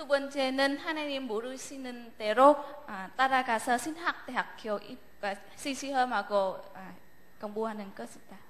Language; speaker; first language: Korean; non-native, learner; Vietnamese